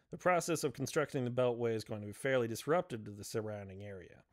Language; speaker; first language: English; native; English